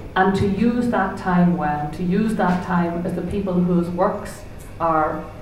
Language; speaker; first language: English; native; English